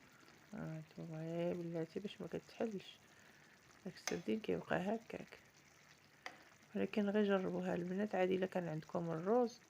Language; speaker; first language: Arabic; native; Arabic